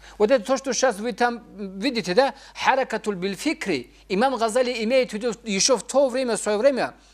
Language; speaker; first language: Russian; non-native, local second language; Avaric